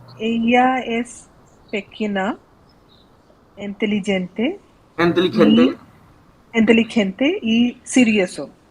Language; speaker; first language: Spanish; non-native, learner; Bangla